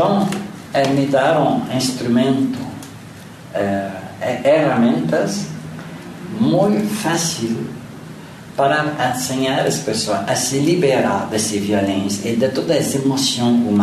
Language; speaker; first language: Spanish; non-native, learner; French